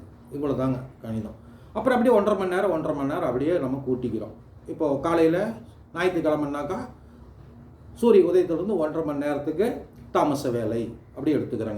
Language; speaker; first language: Tamil; native; Tamil